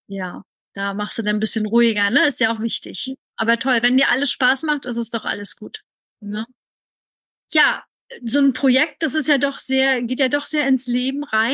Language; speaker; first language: German; native; German